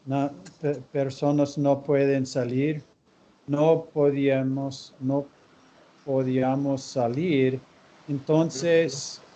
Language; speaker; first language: Spanish; non-native, learner; English